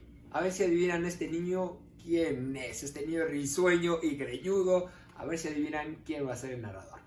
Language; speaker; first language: Spanish; native; Spanish